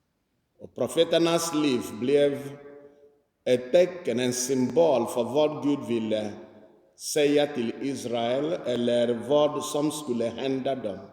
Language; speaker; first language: Swedish; non-native, fluent; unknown